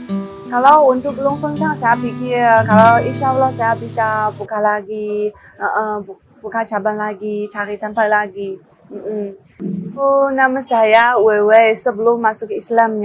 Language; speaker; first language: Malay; non-native, learner; Chinese